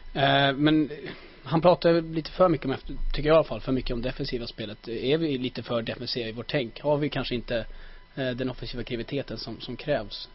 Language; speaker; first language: Swedish; native; Swedish